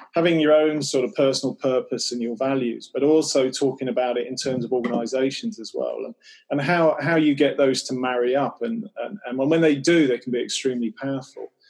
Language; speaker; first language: English; native; English